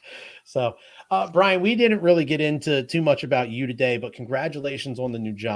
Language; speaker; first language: English; native; English